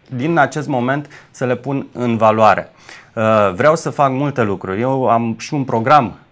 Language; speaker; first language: Romanian; native; Romanian